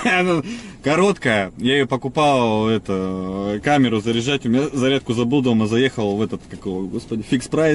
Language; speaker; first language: Russian; native; Russian